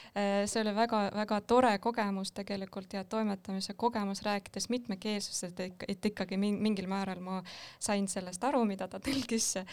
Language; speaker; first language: Estonian; non-native, local second language; Russian